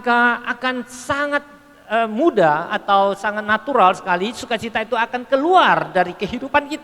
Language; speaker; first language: Indonesian; native; Indonesian